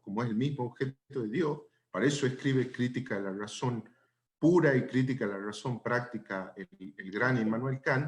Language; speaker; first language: Spanish; native; Spanish